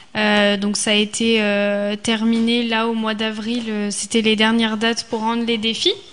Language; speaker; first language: French; native; French